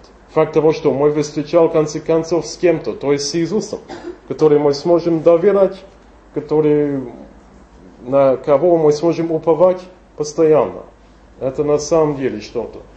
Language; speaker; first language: Russian; non-native, fluent; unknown